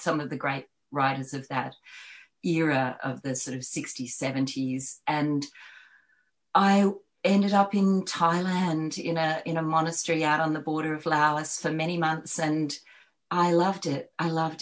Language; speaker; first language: English; native; English